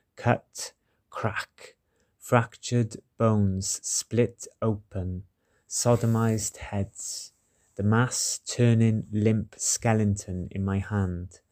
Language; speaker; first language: English; native; English